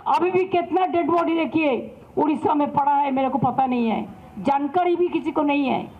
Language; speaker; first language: Hindi; non-native, local second language; Bangla